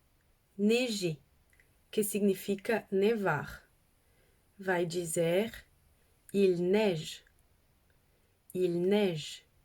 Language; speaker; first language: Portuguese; non-native, fluent; French